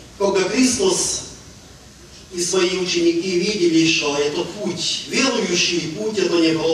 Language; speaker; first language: Ukrainian; non-native, local second language; Hungarian